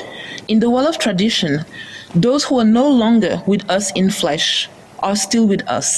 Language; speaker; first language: English; non-native, fluent; Wolof